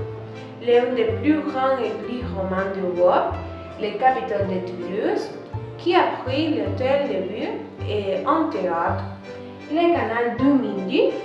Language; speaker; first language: French; non-native, learner; Spanish